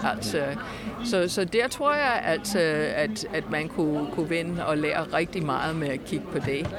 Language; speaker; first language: Danish; non-native, fluent; English